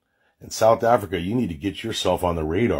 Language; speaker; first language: English; native; English